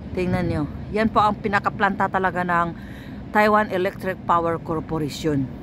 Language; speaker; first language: Filipino; non-native, local second language; Cebuano